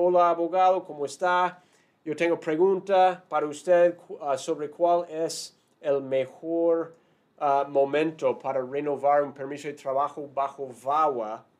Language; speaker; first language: Spanish; non-native, fluent; English